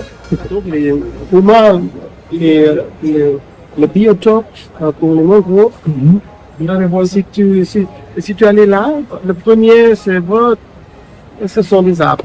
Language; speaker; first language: French; non-native, learner; German